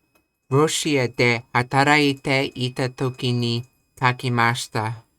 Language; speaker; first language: Japanese; non-native, learner; English